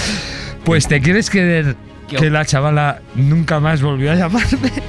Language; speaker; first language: Spanish; native; Spanish